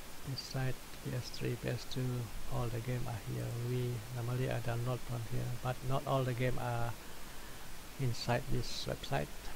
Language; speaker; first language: English; non-native, local second language; Malay